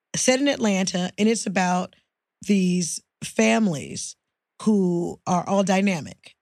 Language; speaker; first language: English; native; English